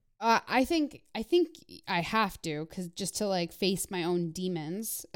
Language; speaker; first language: English; non-native, fluent; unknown